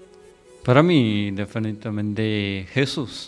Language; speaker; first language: Spanish; non-native, learner; Tamil